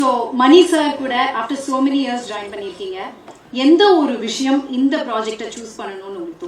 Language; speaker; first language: Tamil; native; Tamil